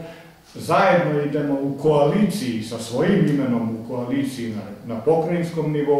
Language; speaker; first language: Serbian; native; Serbian